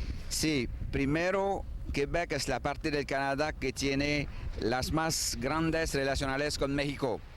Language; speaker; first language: Spanish; non-native, learner; French